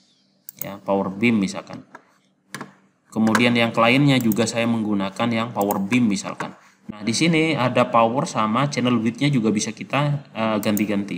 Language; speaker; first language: Indonesian; native; Indonesian